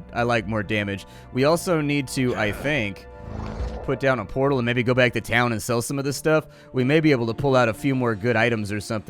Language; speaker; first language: English; native; English